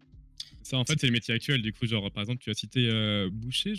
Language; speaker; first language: French; native; French